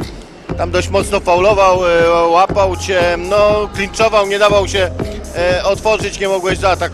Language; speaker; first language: Polish; native; Polish